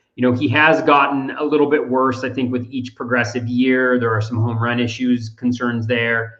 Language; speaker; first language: English; native; English